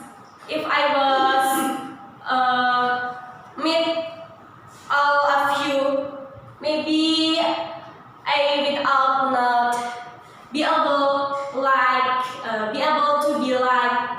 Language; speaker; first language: English; non-native, learner; Indonesian